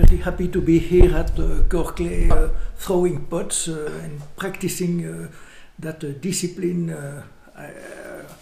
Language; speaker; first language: English; non-native, fluent; French